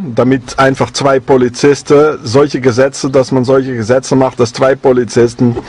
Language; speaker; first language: German; non-native, fluent; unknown